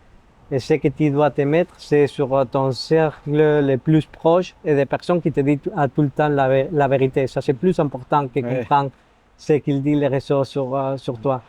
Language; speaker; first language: French; non-native, fluent; Spanish